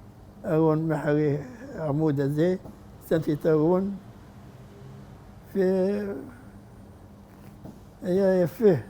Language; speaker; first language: Hebrew; non-native, fluent; Arabic